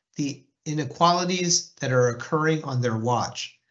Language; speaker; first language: English; native; English